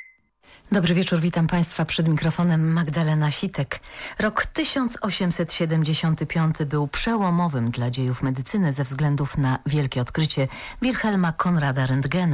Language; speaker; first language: Polish; native; Polish